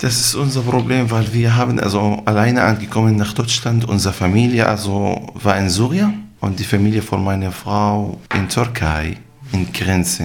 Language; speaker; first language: German; non-native, learner; Arabic